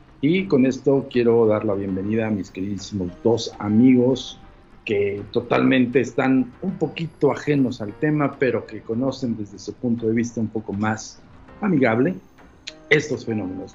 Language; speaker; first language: Spanish; native; Spanish